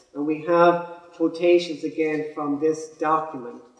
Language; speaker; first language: English; native; English